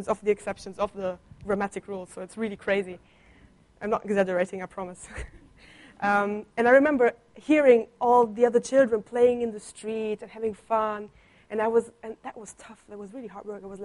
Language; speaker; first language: English; non-native, fluent; Italian